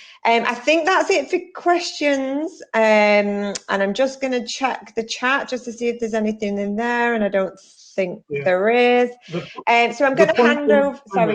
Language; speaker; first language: English; native; English